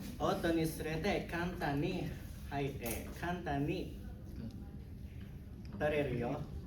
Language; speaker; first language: Japanese; non-native, learner; Indonesian